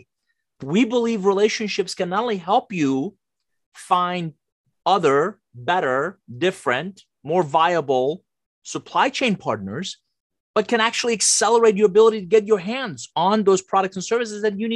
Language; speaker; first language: English; non-native, fluent; Persian